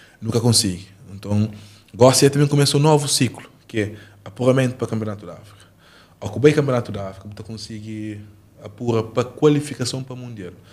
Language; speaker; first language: Portuguese; non-native, local second language; Kabuverdianu